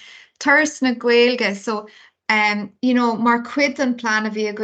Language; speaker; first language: Irish; non-native, local second language; English